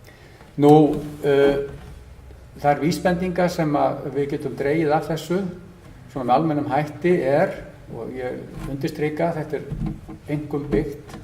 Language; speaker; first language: Icelandic; native; Icelandic